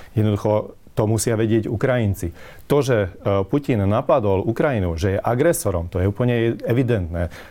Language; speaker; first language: Slovak; non-native, local second language; Hungarian